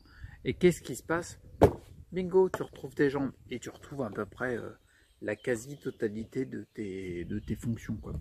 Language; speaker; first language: French; native; French